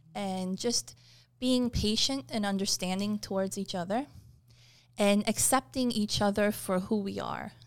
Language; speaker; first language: English; early bilingual, other home language; Persian